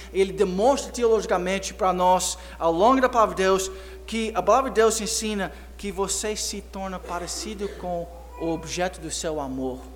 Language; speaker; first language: Portuguese; non-native, fluent; English